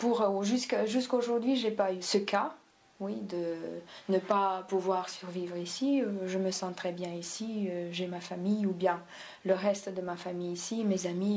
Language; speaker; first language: French; non-native, fluent; Romanian